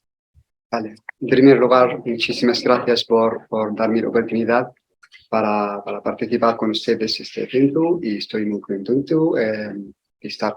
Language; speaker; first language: Spanish; non-native, learner; Arabic